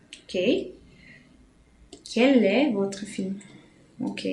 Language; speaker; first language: French; non-native, fluent; Portuguese